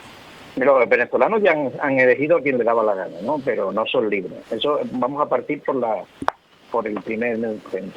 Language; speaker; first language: Spanish; native; Spanish